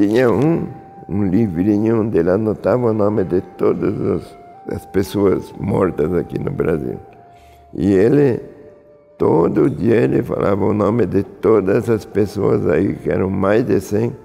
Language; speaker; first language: Portuguese; early bilingual, other home language; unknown